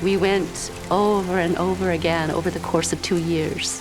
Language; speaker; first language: English; early bilingual, other home language; Khmer